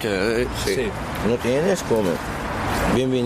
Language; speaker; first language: Spanish; non-native, learner; Arabic